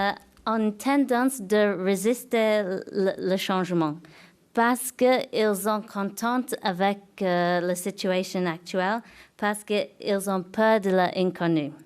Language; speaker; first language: French; non-native, fluent; English